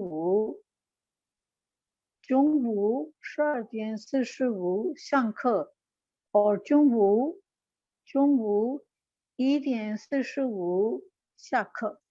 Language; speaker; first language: Chinese; non-native, fluent; Urdu